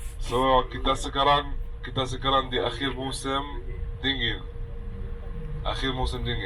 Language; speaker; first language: Indonesian; non-native, fluent; Arabic